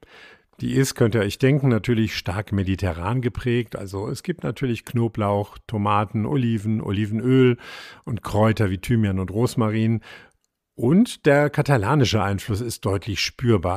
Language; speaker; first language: German; native; German